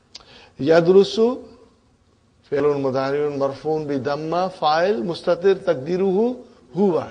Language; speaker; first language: Arabic; non-native, fluent; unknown